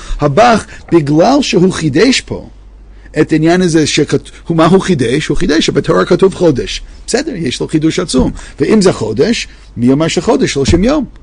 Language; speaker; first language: Hebrew; non-native, fluent; English